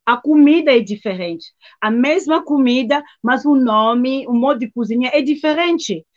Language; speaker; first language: Portuguese; non-native, fluent; Lingala